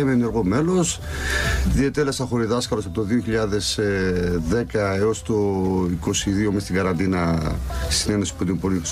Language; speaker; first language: Greek; native; Greek